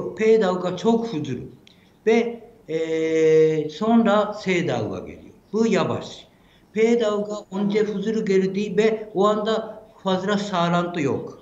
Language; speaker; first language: Turkish; non-native, fluent; Japanese